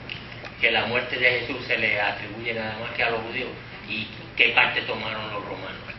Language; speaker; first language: Spanish; native; Spanish